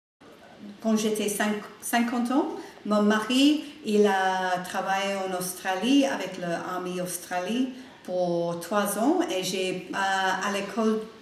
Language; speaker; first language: French; non-native, learner; English